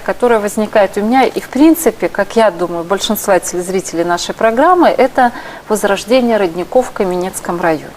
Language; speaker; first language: Russian; native; Russian